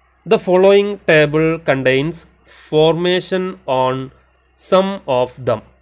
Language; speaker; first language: English; non-native, local second language; Malayalam